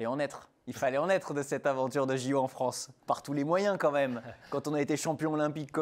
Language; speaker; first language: French; native; French